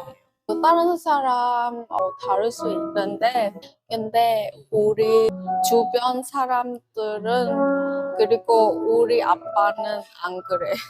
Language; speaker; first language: Korean; non-native, learner; Vietnamese